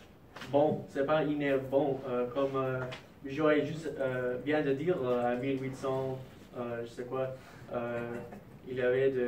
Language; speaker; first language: French; non-native, fluent; English